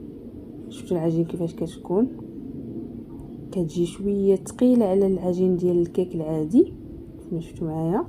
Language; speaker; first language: Arabic; native; Arabic